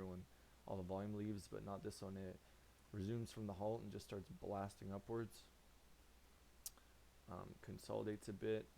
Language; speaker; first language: English; native; English